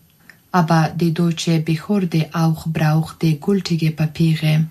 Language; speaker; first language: German; non-native, fluent; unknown